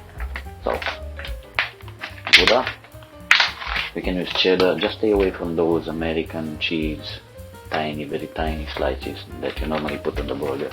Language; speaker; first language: English; non-native, fluent; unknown